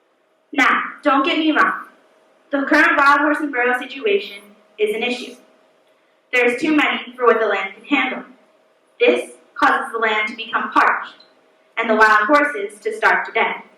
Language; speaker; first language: English; native; English